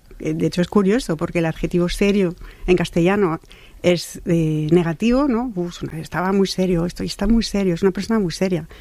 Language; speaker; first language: Spanish; non-native, fluent; French